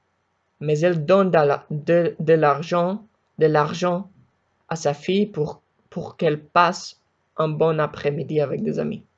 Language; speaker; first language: French; non-native, learner; Spanish